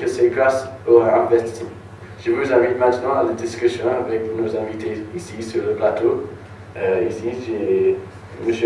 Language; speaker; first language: French; non-native, learner; English